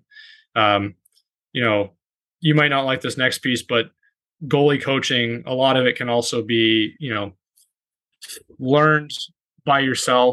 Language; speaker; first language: English; native; English